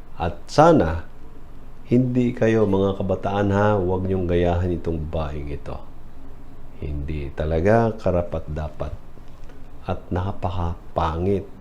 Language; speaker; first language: Filipino; non-native, local second language; Cebuano